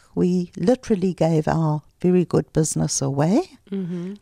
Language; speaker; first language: English; native; English